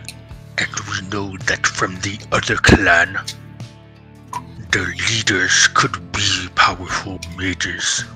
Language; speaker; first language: English; native; English